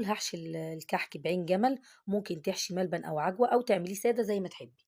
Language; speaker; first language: Arabic; native; Arabic